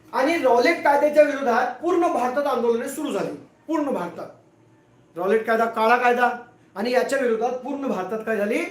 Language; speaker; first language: Marathi; non-native, local second language; Hindi